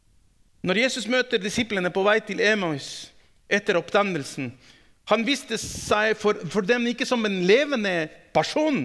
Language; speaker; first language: Norwegian; non-native, fluent; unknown